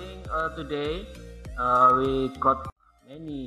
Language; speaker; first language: English; non-native, learner; Indonesian